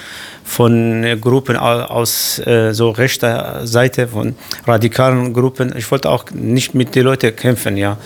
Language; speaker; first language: German; non-native, learner; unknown